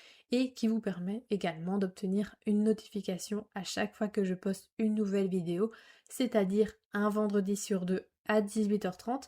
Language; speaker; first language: French; native; French